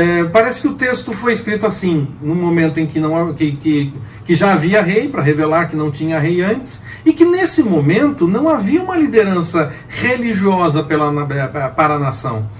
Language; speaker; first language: Portuguese; native; Portuguese